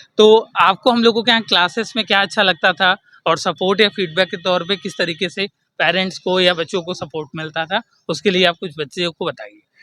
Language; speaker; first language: Hindi; native; Hindi